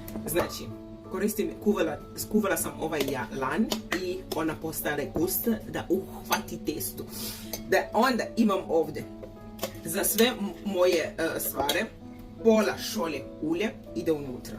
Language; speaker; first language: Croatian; early bilingual, heritage; Serbian